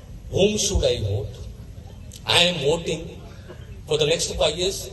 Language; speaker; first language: English; non-native, local second language; Telugu